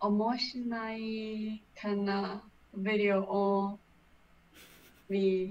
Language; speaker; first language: Japanese; non-native, learner; English